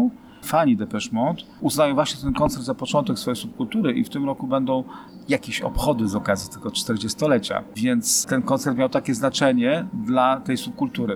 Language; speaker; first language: Polish; native; Polish